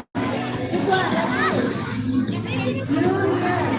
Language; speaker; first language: English; non-native, learner; Indonesian